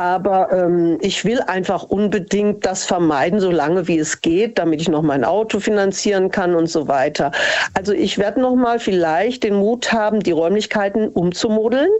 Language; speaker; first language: German; native; German